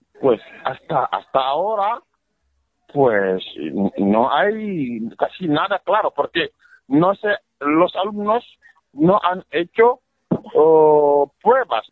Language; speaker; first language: Spanish; non-native, fluent; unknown